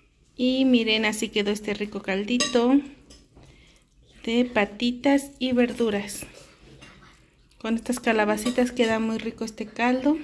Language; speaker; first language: Spanish; native; Spanish